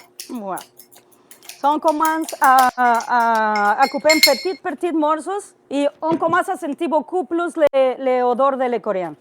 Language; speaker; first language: French; non-native, learner; Spanish